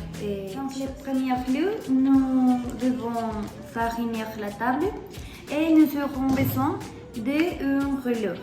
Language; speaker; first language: French; non-native, learner; Spanish